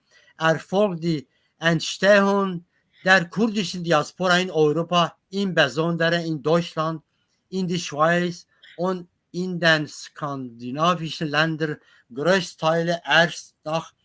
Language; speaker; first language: German; non-native, learner; Kurdish